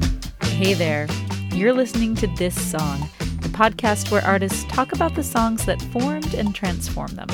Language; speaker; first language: English; native; English